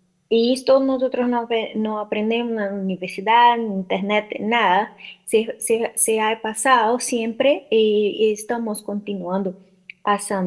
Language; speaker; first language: Spanish; non-native, learner; Portuguese